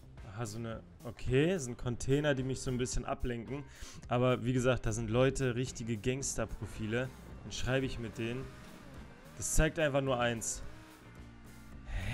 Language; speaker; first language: German; native; German